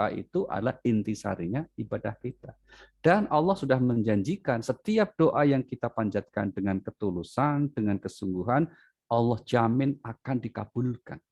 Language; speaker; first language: Indonesian; native; Indonesian